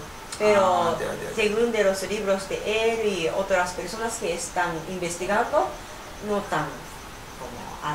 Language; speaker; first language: Spanish; non-native, learner; Japanese